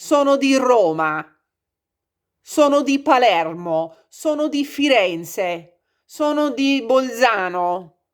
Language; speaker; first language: Italian; non-native, fluent; English